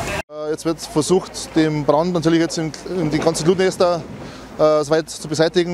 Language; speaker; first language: German; native; German